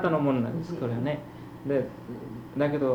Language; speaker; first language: Japanese; early bilingual, heritage; Japanese